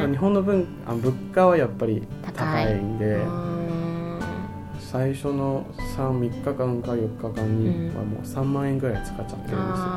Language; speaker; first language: Japanese; non-native, fluent; Chinese